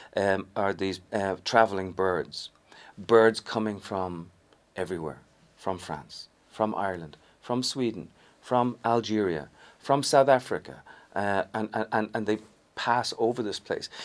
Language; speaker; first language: English; native; English